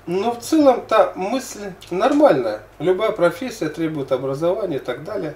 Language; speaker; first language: Russian; native; Russian